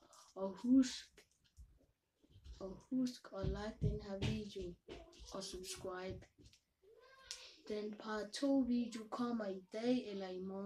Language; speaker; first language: Danish; early bilingual, other home language; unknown